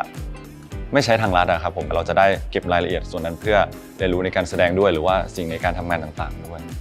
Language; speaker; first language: Thai; native; Thai